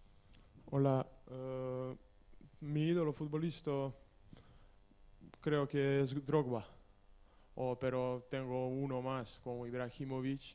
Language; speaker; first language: Spanish; non-native, learner; Serbian